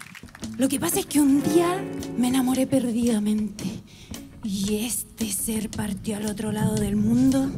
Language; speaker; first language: Spanish; native; Spanish